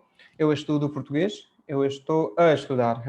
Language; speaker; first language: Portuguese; non-native, fluent; Hindi